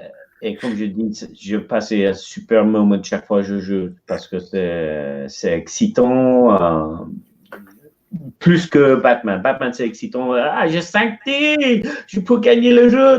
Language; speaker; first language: French; non-native, learner; English